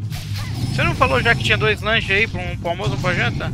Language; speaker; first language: Portuguese; native; Portuguese